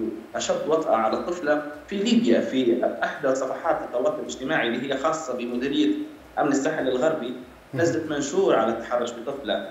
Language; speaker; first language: Arabic; native; Arabic